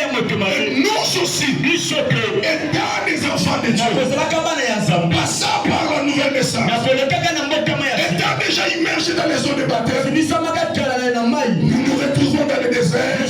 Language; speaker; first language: French; non-native, local second language; Lingala